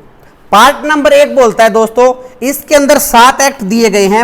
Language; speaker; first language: Hindi; native; Hindi